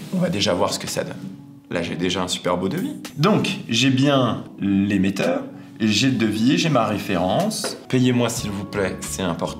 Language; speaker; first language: French; native; French